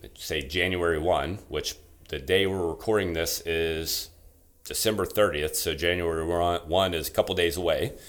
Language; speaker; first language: English; native; English